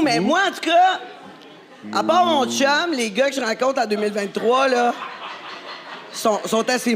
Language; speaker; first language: French; native; French